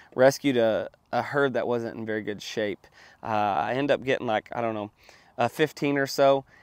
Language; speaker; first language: English; native; English